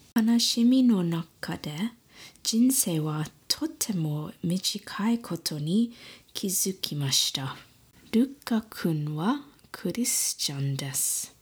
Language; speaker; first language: Japanese; non-native, learner; English